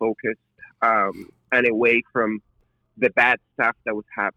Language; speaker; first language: English; non-native, fluent; Spanish